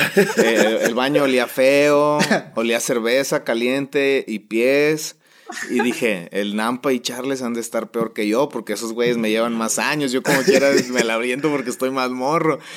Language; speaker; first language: Spanish; native; Spanish